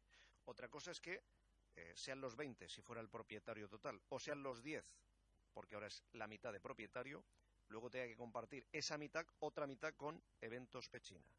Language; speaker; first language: Spanish; native; Spanish